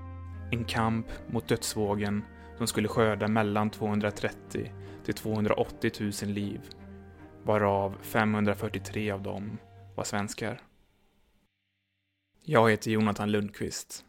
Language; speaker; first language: Swedish; native; Swedish